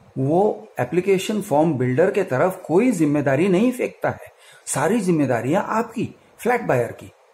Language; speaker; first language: Hindi; non-native, local second language; Kannada